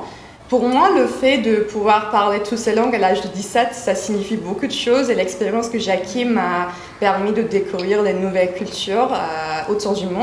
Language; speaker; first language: French; non-native, fluent; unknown